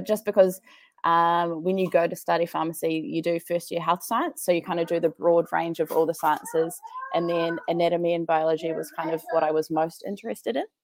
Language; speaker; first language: English; native; English